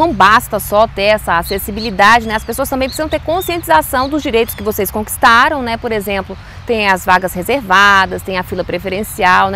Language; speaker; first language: Portuguese; native; Portuguese